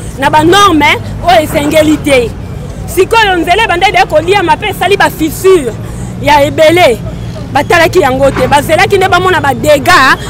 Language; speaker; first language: Lingala; native; Lingala